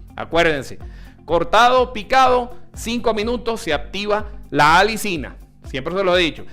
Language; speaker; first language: Spanish; early bilingual, other home language; Italian